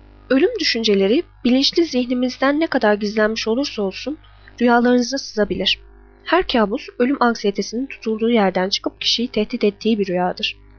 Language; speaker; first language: Turkish; native; Turkish